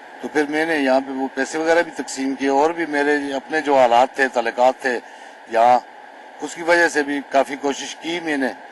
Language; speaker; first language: Urdu; non-native, local second language; Northern Hindko